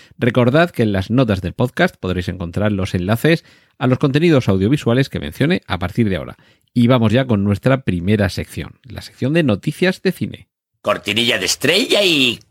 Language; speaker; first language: Spanish; native; Spanish